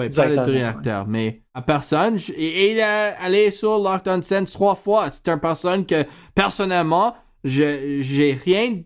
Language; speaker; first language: French; non-native, learner; English